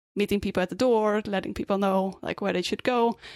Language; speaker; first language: English; non-native, fluent; Swedish